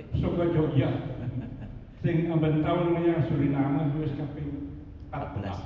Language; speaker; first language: Javanese; early bilingual, heritage; Javanese